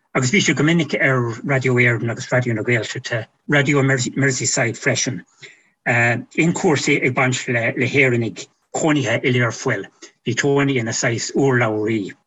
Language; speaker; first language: Irish; native; Irish